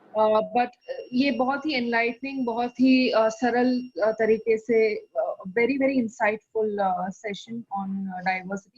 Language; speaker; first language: Hindi; native; Hindi